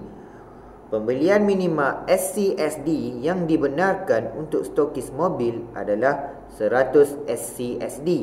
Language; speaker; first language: Malay; native; Malay